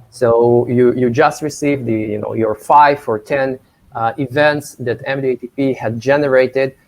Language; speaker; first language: English; non-native, fluent; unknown